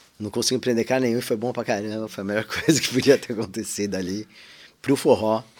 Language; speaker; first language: Portuguese; native; Portuguese